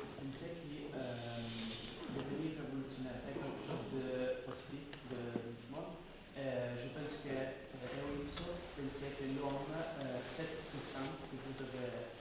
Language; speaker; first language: French; non-native, fluent; Italian